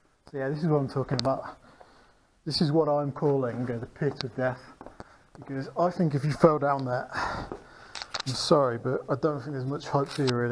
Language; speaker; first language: English; native; English